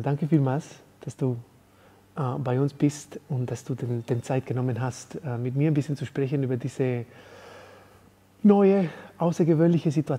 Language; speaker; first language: German; non-native, fluent; Spanish